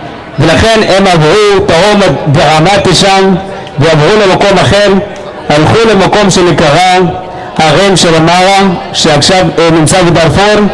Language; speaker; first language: Hebrew; non-native, fluent; Arabic